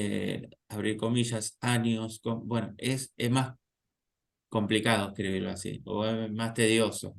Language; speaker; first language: Spanish; native; Spanish